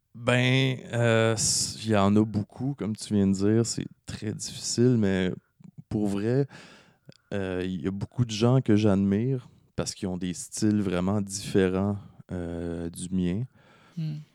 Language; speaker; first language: French; native; French